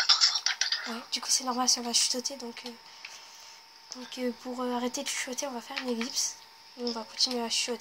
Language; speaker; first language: French; native; French